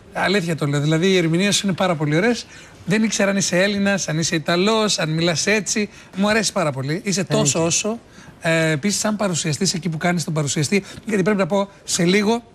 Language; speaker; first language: Greek; native; Greek